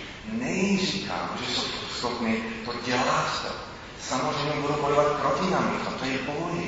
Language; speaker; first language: Czech; non-native, fluent; English